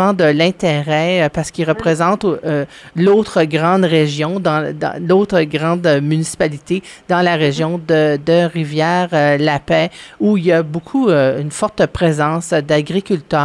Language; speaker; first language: French; native; French